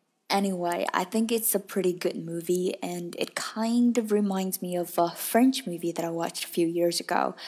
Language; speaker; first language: English; non-native, fluent; Chinese